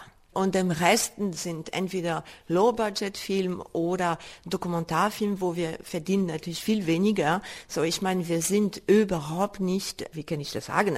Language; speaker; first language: German; non-native, fluent; French